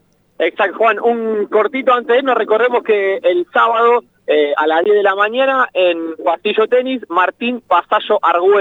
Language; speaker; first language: Spanish; native; Spanish